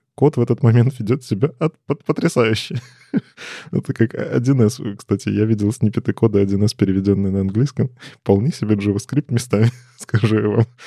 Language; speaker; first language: Russian; native; Russian